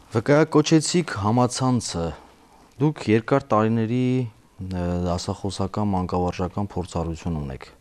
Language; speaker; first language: Armenian; native; Armenian